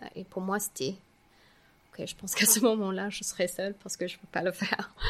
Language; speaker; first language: French; non-native, fluent; English